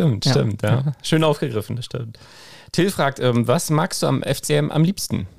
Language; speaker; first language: German; native; German